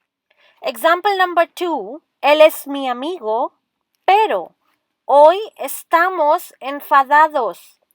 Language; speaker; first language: Spanish; non-native, fluent; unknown